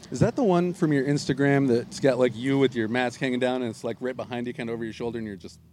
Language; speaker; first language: English; native; English